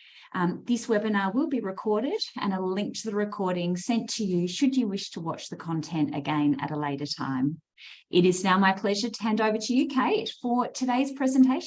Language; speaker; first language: English; native; English